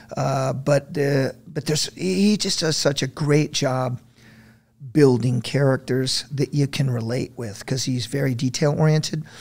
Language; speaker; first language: English; native; English